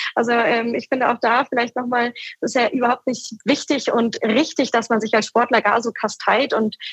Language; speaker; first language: German; native; German